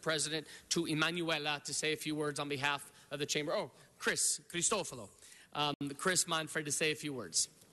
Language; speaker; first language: English; native; English